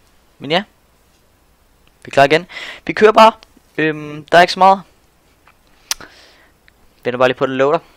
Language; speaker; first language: Danish; native; Danish